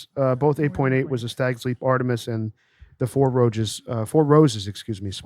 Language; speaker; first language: English; native; English